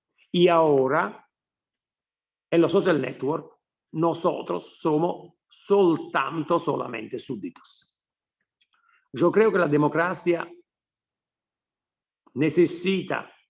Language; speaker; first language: Spanish; non-native, fluent; Italian